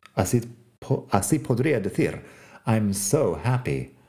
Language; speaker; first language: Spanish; non-native, fluent; English